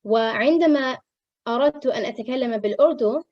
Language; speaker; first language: Arabic; non-native, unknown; Urdu